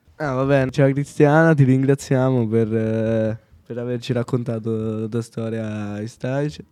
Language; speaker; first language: Italian; native; Italian